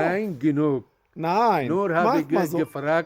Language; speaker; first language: German; non-native, learner; Arabic